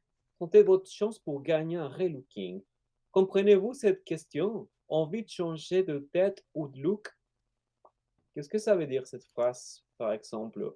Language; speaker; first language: French; non-native, fluent; Spanish